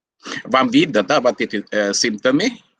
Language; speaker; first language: Russian; non-native, learner; Sinhala